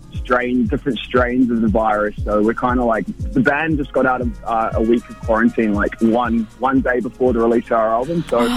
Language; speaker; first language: English; native; English